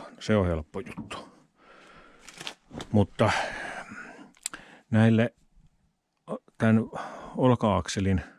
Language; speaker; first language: Finnish; native; Finnish